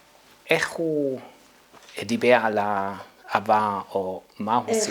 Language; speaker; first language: Hebrew; early bilingual, other home language; Dutch